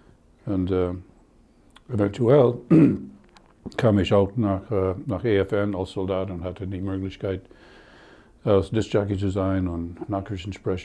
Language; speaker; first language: German; non-native, fluent; English